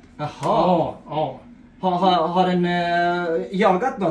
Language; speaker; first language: Swedish; non-native, learner; Persian